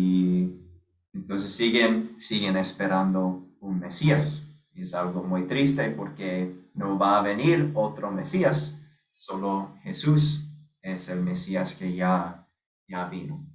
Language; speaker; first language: Spanish; non-native, fluent; English